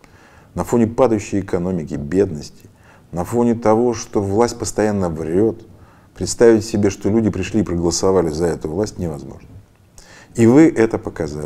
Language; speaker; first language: Russian; native; Russian